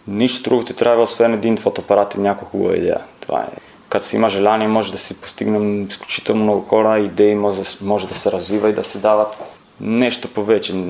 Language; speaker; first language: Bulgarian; non-native, fluent; Italian